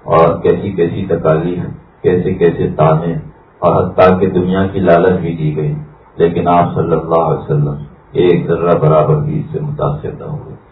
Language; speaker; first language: Urdu; native; Urdu